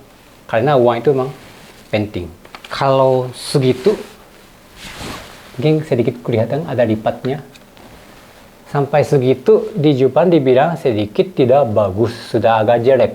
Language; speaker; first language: Indonesian; non-native, fluent; Japanese